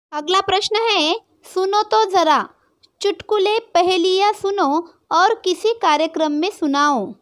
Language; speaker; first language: Hindi; non-native, local second language; Marathi